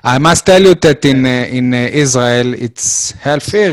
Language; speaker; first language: English; non-native, learner; Hebrew